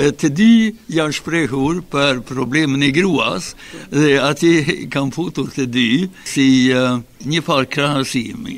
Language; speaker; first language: Albanian; non-native, fluent; Swedish